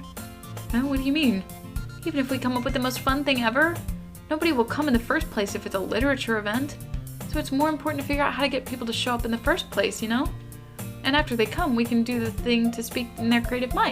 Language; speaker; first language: English; native; English